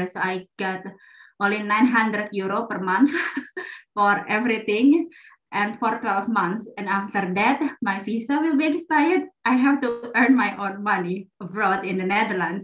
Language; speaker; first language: English; non-native, fluent; Indonesian